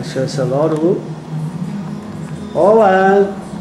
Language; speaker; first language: English; native; English